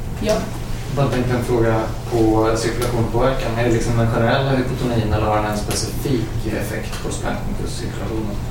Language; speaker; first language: Swedish; native; Swedish